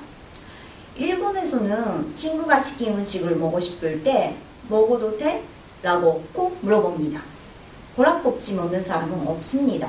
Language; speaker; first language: Korean; non-native, fluent; Japanese